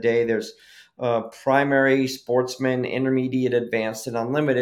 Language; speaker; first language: English; native; English